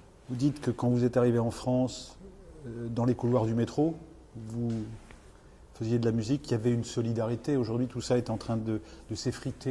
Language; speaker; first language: French; native; French